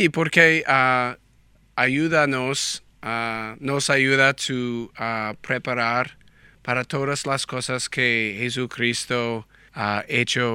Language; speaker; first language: Spanish; non-native, learner; English